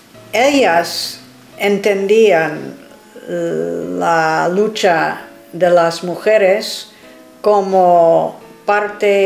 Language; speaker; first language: Spanish; non-native, fluent; English